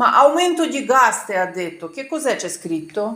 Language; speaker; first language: Italian; non-native, learner; Ukrainian